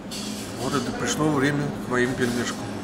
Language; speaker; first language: Russian; native; Russian